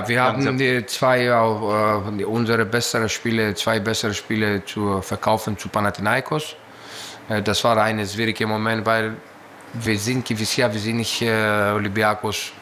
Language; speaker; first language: German; non-native, learner; Greek